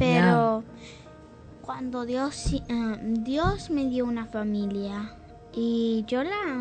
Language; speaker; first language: Spanish; early bilingual, heritage; English